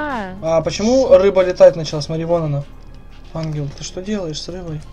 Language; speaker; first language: Russian; native; Russian